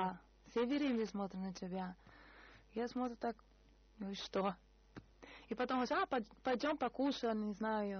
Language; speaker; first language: Russian; non-native, learner; Portuguese